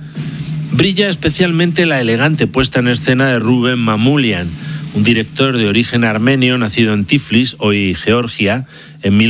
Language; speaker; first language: Spanish; native; Spanish